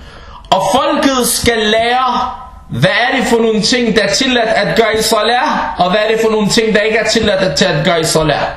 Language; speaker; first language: Danish; early bilingual, other home language; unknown